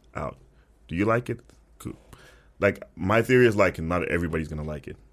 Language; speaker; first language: English; non-native, local second language; Tswana